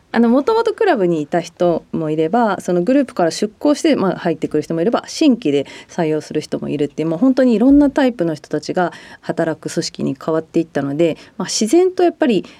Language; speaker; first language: Japanese; native; Japanese